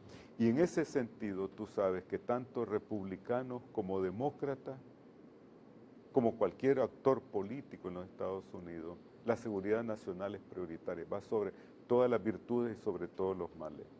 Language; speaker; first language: Spanish; native; Spanish